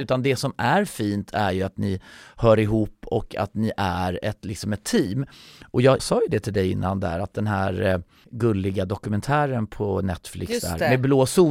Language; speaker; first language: Swedish; native; Swedish